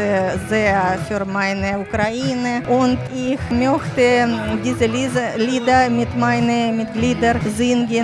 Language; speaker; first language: German; non-native, learner; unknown